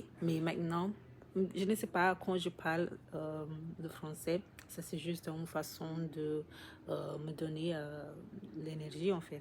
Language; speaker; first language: French; non-native, learner; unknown